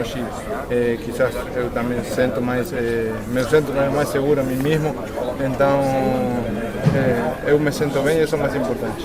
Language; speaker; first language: Portuguese; non-native, fluent; Spanish